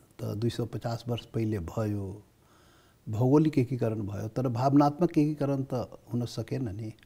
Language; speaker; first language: Nepali; non-native, local second language; Maithili